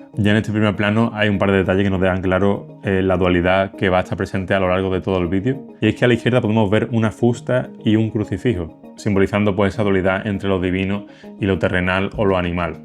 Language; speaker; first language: Spanish; native; Spanish